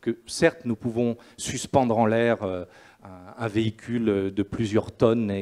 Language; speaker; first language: French; native; French